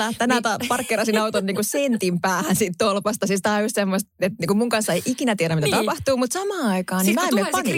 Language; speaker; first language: Finnish; native; Finnish